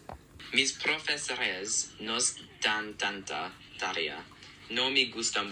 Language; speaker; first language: Spanish; non-native, learner; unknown